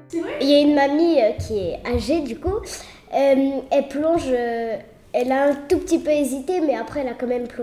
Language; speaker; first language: French; native; French